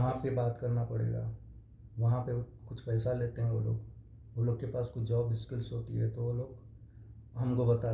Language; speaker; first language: Hindi; native; Hindi